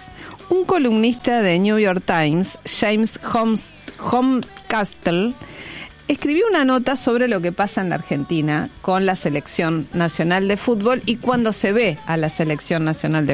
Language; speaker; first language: Spanish; native; Spanish